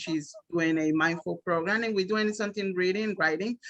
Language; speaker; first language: English; non-native, learner; Spanish